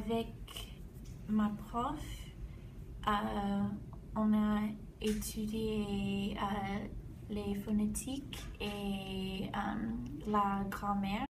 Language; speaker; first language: French; non-native, learner; English